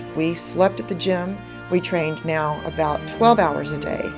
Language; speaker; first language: English; native; English